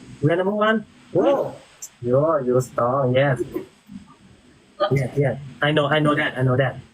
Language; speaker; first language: English; non-native, learner; Thai